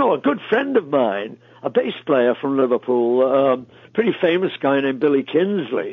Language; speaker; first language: English; native; English